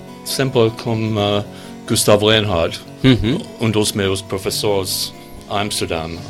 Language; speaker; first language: Catalan; non-native, learner; English